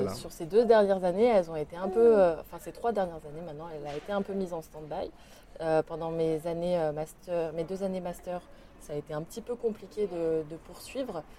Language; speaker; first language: French; native; French